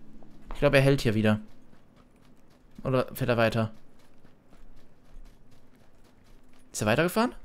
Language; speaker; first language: German; native; German